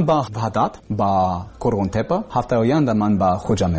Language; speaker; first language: Persian; non-native, learner; English